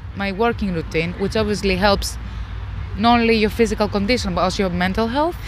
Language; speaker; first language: English; non-native, fluent; Greek